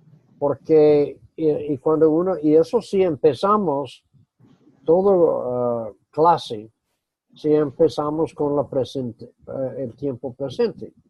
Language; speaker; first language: Spanish; non-native, fluent; English